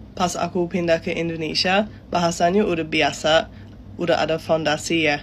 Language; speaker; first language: Indonesian; non-native, fluent; English